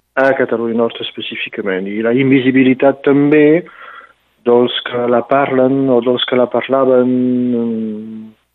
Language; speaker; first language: Catalan; native; Catalan